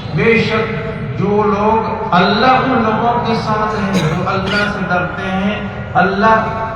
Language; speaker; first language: Urdu; native; Urdu